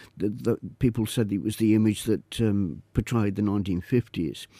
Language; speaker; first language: English; native; English